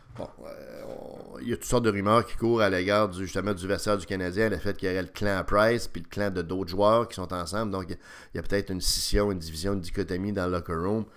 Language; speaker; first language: French; native; French